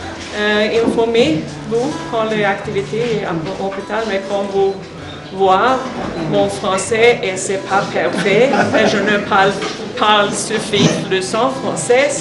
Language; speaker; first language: French; non-native, learner; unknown